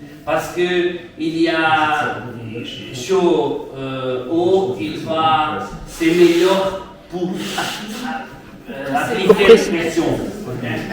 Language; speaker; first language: French; non-native, learner; Portuguese